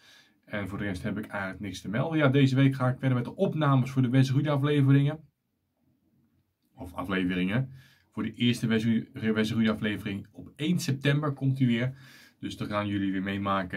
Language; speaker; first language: Dutch; native; Dutch